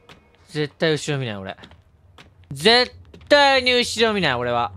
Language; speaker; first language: Japanese; native; Japanese